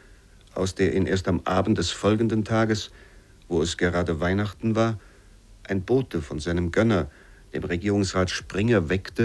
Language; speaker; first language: German; native; German